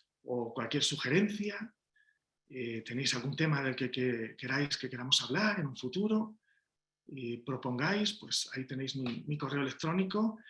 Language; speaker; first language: Spanish; native; Spanish